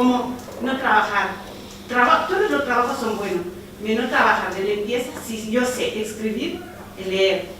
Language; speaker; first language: Spanish; non-native, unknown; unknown